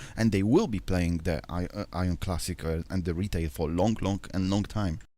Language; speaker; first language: English; non-native, fluent; Polish